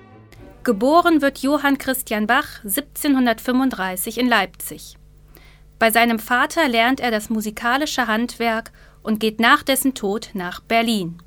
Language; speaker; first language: German; native; German